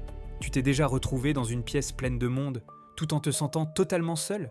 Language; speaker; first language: French; native; French